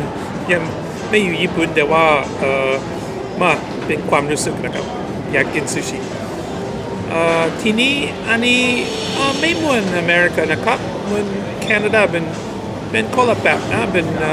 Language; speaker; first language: Thai; non-native, fluent; English